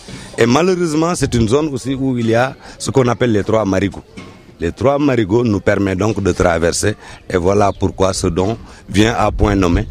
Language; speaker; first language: French; non-native, local second language; Wolof